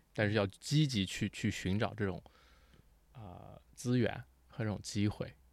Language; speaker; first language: Chinese; early bilingual, heritage; Chinese